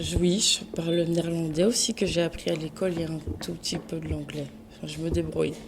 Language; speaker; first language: French; early bilingual, other home language; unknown